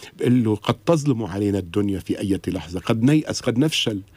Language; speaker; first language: Arabic; native; Arabic